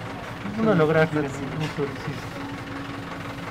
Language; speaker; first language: Spanish; native; Spanish